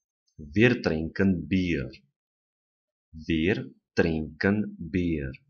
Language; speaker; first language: German; non-native, fluent; Romanian